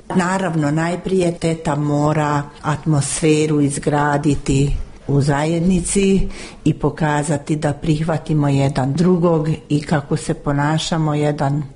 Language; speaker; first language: Croatian; early bilingual, heritage; Croatian